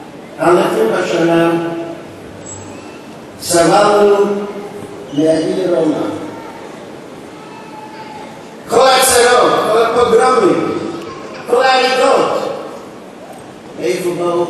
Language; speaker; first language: Hebrew; non-native, fluent; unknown